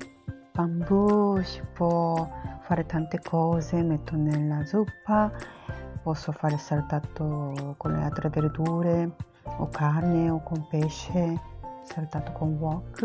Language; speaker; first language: Italian; non-native, learner; Japanese